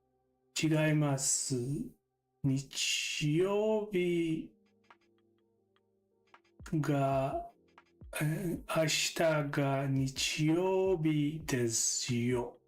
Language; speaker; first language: Japanese; non-native, learner; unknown